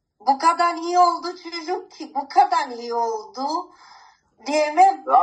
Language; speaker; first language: Turkish; non-native, learner; Greek